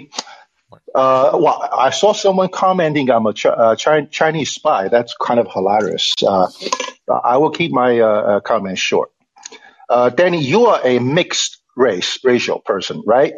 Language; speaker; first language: English; non-native, fluent; Chinese